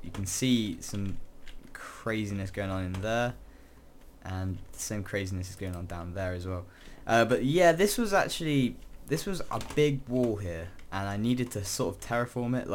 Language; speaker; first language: English; native; English